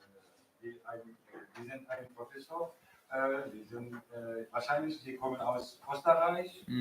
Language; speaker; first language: German; non-native, learner; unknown